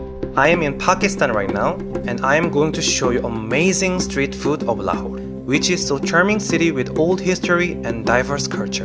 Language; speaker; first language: English; non-native, fluent; Korean